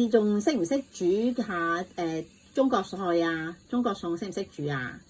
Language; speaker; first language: Cantonese; native; Cantonese